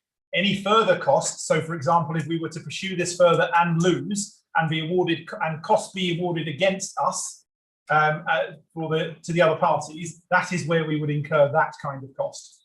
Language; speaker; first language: English; native; English